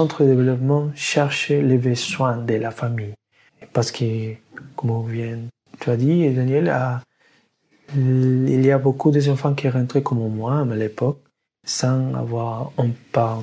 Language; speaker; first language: French; non-native, learner; Spanish